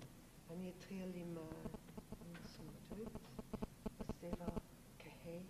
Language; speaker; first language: Hebrew; non-native, learner; English